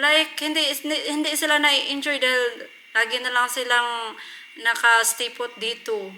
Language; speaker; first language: Filipino; non-native, local second language; Cebuano